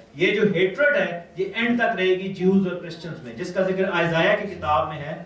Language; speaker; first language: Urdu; non-native, local second language; Pashto